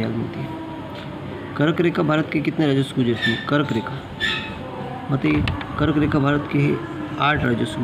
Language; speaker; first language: Hindi; native; Hindi